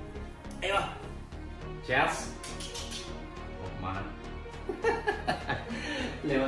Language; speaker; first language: Indonesian; non-native, learner; English